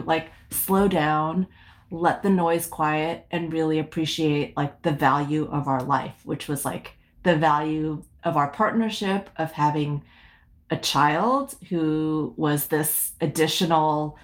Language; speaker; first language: English; early bilingual, other home language; Min Nan Chinese